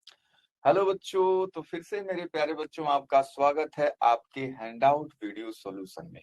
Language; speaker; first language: Hindi; native; Hindi